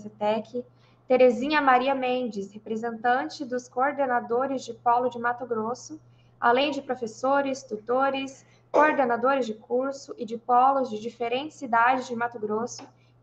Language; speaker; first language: Portuguese; native; Portuguese